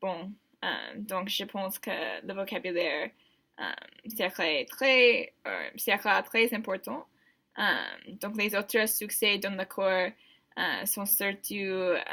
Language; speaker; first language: French; non-native, learner; English